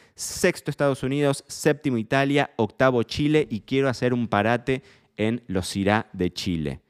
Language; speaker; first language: Spanish; native; Spanish